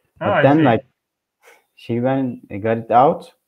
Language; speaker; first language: English; non-native, learner; Turkish